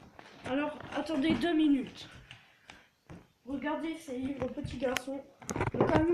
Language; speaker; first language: French; native; French